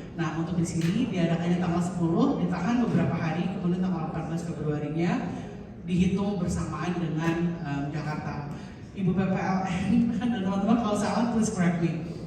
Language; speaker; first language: Indonesian; native; Indonesian